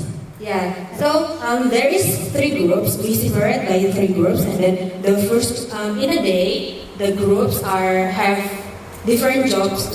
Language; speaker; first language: English; non-native, fluent; Indonesian